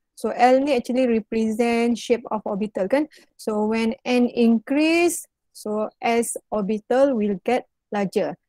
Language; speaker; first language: English; non-native, local second language; Malay